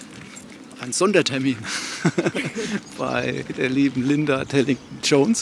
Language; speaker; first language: German; native; German